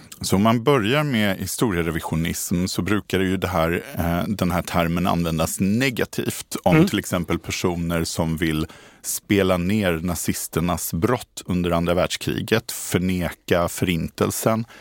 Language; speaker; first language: Swedish; native; Swedish